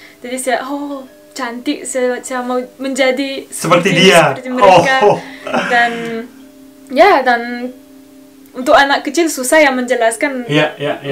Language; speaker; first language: Indonesian; non-native, learner; French